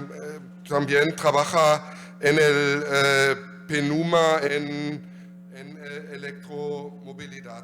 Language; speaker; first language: Spanish; non-native, learner; German